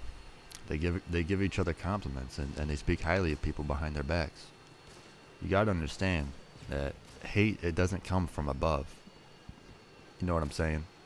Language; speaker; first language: English; native; English